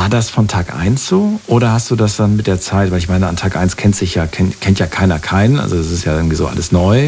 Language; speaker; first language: German; native; German